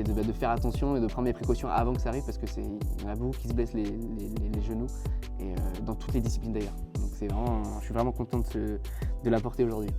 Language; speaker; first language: French; native; French